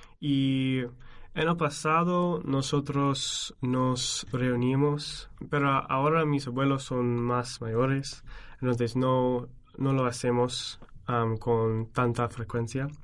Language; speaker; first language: Spanish; non-native, fluent; English